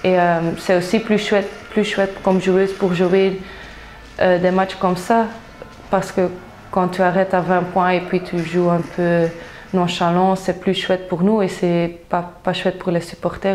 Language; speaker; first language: French; non-native, local second language; Dutch